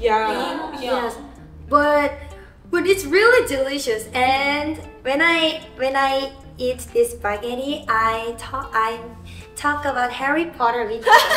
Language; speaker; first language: English; non-native, learner; Korean